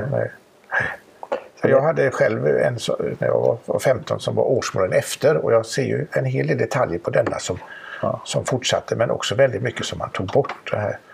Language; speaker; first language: Swedish; native; Swedish